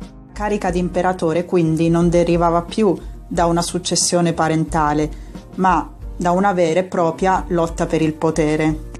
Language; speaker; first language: Italian; native; Italian